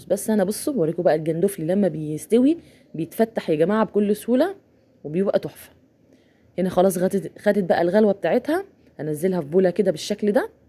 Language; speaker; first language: Arabic; native; Arabic